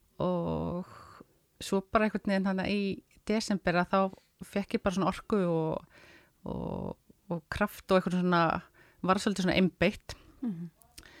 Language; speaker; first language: Icelandic; native; Icelandic